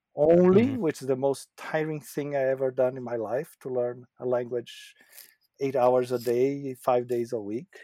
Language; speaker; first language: English; non-native, fluent; Portuguese